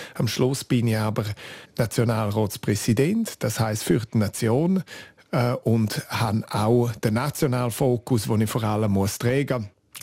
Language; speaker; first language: German; non-native, fluent; Romansh